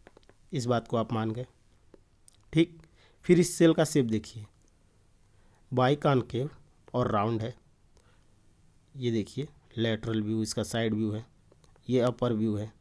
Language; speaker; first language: Hindi; native; Hindi